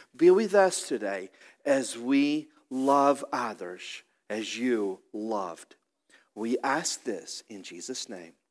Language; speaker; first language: English; non-native, fluent; Portuguese